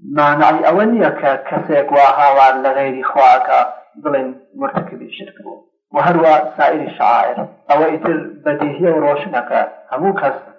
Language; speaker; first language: Central Kurdish; non-native, local second language; Gurani